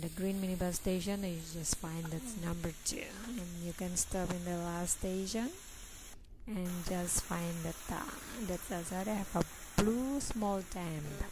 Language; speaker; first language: English; non-native, learner; Indonesian